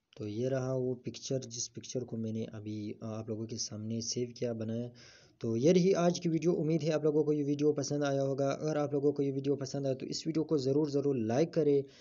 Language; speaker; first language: Urdu; non-native, local second language; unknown